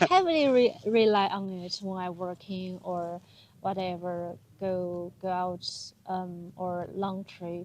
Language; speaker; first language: English; non-native, learner; Chinese